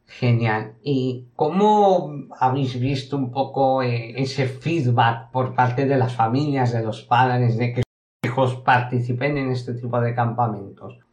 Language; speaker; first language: Spanish; native; Spanish